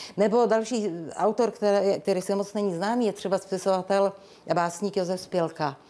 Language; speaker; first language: Czech; early bilingual, other home language; Rusyn